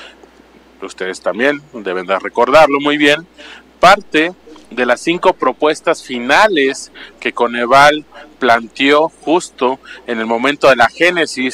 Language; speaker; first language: Spanish; native; Spanish